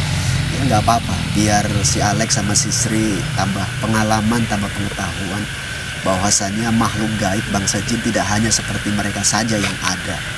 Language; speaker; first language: Indonesian; native; Indonesian